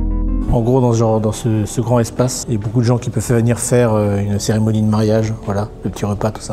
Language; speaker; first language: French; native; French